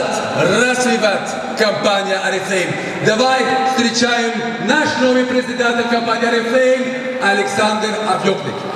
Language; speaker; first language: Russian; non-native, fluent; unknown